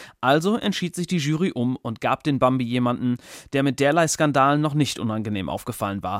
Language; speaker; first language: German; native; German